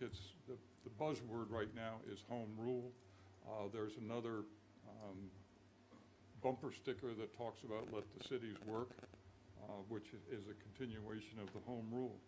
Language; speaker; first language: English; native; English